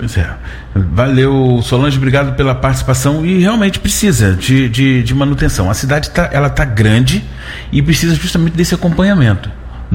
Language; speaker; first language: Portuguese; native; Portuguese